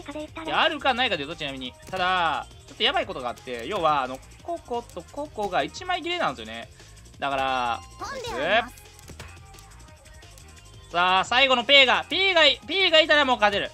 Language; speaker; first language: Japanese; native; Japanese